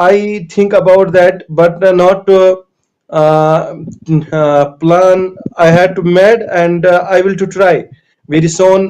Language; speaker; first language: English; non-native, local second language; Kashmiri